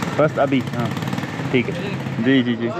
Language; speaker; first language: Hindi; non-native, learner; English